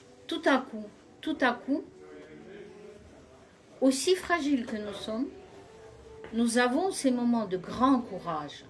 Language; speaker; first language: French; non-native, fluent; Russian